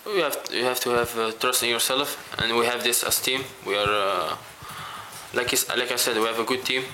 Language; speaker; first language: English; non-native, fluent; Dutch